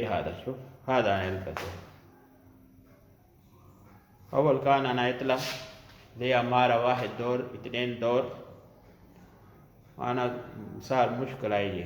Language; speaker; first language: Arabic; non-native, learner; Urdu